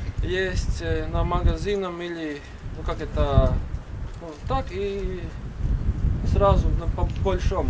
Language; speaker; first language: Russian; non-native, learner; Latvian